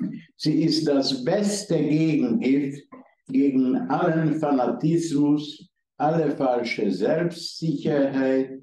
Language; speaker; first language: German; non-native, fluent; Hungarian